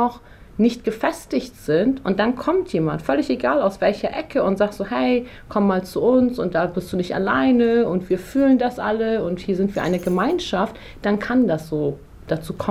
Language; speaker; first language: German; early bilingual, other home language; Persian